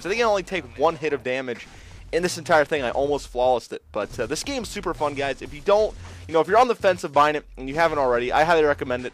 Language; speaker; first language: English; native; English